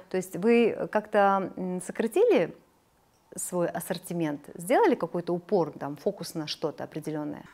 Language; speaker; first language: Russian; native; Russian